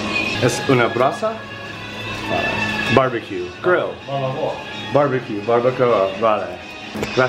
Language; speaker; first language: Spanish; non-native, learner; English